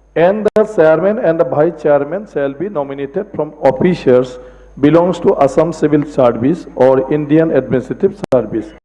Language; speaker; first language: English; non-native, local second language; Assamese